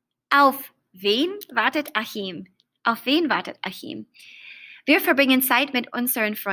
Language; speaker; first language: German; non-native, fluent; English